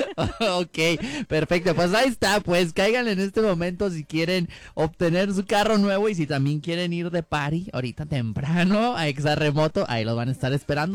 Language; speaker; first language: Spanish; native; Spanish